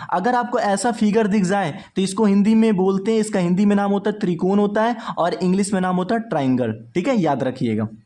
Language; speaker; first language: Hindi; native; Hindi